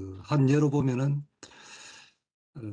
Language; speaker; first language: Korean; native; Korean